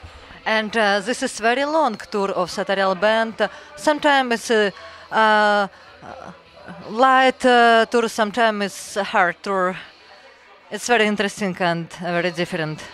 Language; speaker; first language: English; non-native, learner; Russian